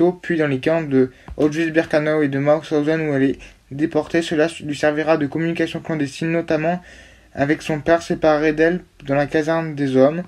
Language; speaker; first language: French; native; French